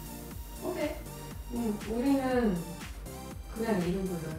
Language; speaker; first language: Korean; non-native, fluent; Swedish